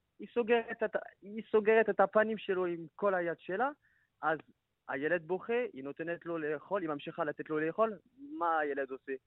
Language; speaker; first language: Hebrew; non-native, learner; French